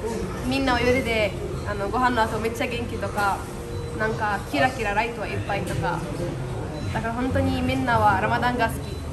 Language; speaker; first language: Japanese; non-native, learner; Arabic